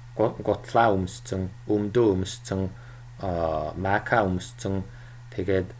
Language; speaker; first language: Mongolian; non-native, fluent; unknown